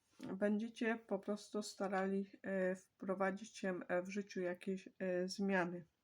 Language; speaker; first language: Polish; native; Polish